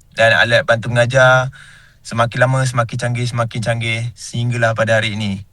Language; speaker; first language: Malay; native; Malay